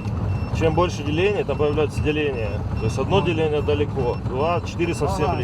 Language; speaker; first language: Russian; native; Russian